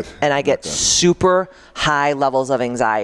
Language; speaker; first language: English; native; English